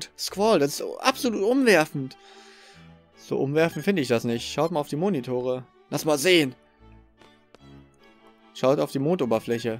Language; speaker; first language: German; native; German